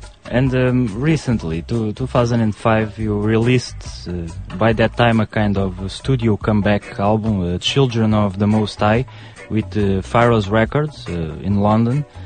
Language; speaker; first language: English; non-native, fluent; Portuguese